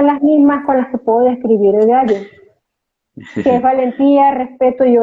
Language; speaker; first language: Spanish; native; Spanish